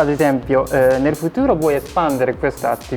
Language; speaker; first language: Italian; non-native, fluent; Japanese